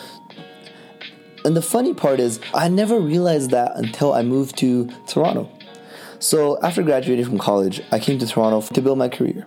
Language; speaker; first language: English; native; English